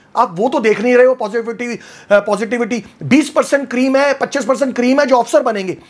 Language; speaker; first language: Hindi; native; Hindi